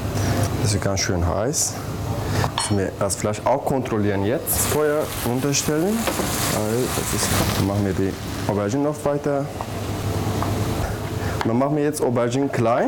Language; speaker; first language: German; non-native, learner; Turkish